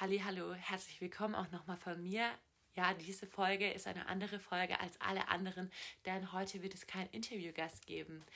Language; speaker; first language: German; native; German